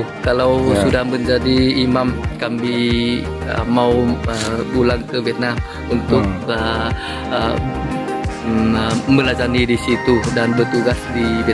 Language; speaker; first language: Indonesian; non-native, learner; Vietnamese